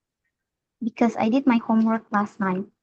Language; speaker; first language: English; non-native, fluent; Indonesian